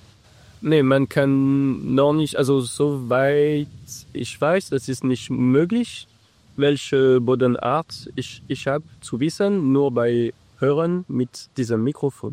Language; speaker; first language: German; non-native, learner; English